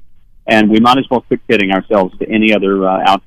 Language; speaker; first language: English; native; English